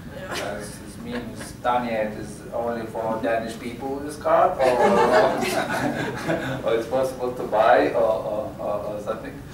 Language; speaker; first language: English; non-native, learner; Lithuanian